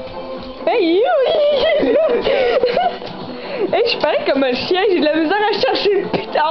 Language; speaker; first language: French; native; French